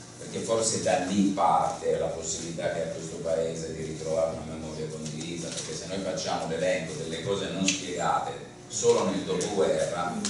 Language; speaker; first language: Italian; native; Italian